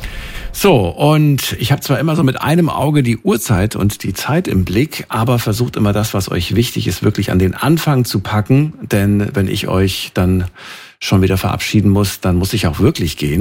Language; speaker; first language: German; native; German